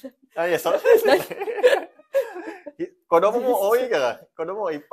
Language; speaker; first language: Japanese; non-native, fluent; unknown